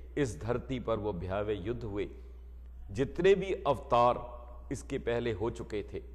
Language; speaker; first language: Hindi; non-native, local second language; Punjabi